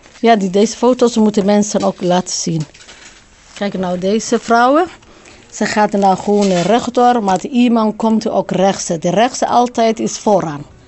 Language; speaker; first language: Dutch; non-native, learner; Somali